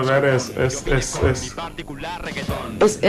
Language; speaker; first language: Spanish; non-native, learner; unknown